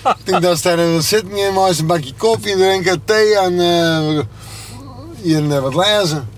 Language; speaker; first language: Dutch; non-native, local second language; Western Frisian